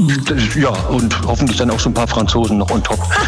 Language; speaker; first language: German; native; German